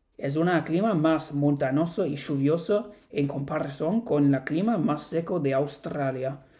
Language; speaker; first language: Spanish; non-native, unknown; English